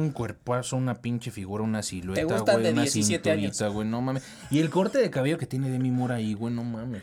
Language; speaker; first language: Spanish; native; Spanish